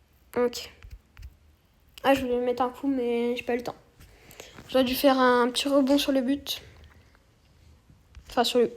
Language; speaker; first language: French; native; French